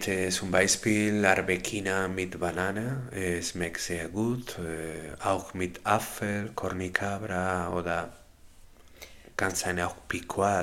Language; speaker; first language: German; non-native, learner; Spanish